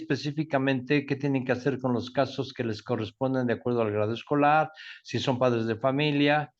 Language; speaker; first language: Spanish; native; Spanish